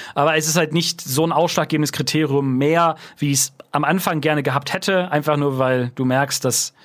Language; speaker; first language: German; native; German